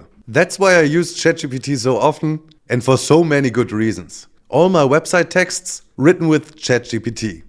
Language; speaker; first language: English; non-native, fluent; German